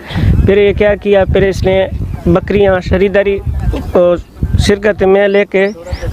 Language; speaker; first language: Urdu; non-native, local second language; Baluchi